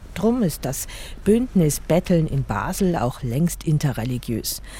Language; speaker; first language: German; native; German